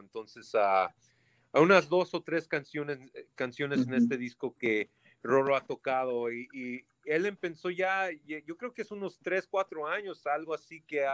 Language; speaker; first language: Spanish; early bilingual, heritage; Spanish